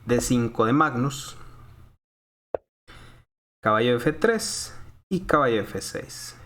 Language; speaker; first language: Spanish; native; Spanish